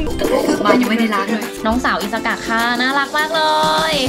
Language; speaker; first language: Thai; native; Thai